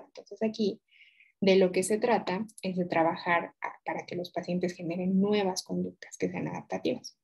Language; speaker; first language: Spanish; native; Spanish